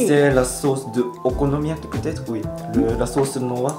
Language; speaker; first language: French; non-native, learner; Japanese